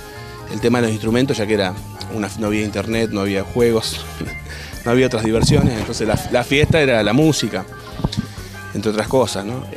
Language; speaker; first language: Spanish; native; Spanish